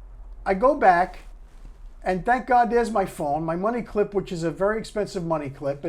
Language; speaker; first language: English; native; English